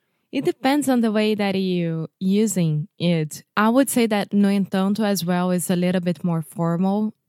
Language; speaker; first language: English; non-native, fluent; Portuguese